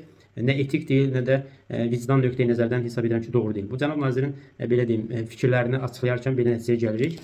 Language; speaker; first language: Azerbaijani; native; Azerbaijani